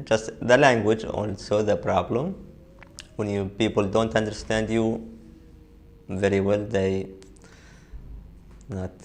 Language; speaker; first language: English; non-native, learner; Arabic